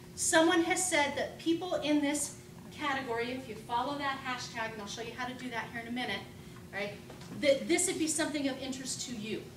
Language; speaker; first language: English; native; English